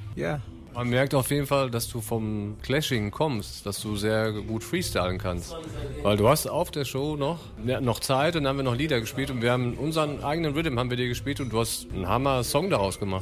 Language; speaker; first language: German; native; German